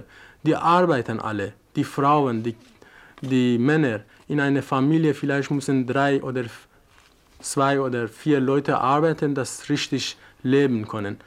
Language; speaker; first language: German; non-native, fluent; Persian